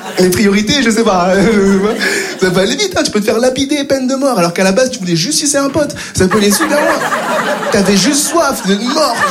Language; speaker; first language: French; native; French